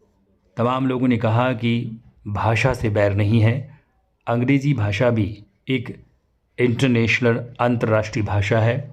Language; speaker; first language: Hindi; native; Hindi